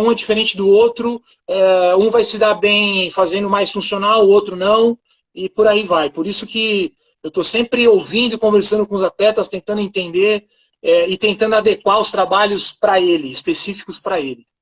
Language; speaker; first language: Portuguese; native; Portuguese